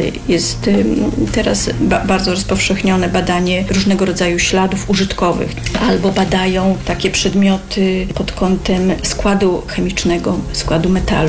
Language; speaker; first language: Polish; native; Polish